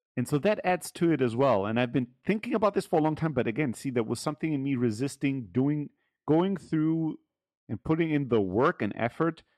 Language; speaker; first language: English; early bilingual, heritage; German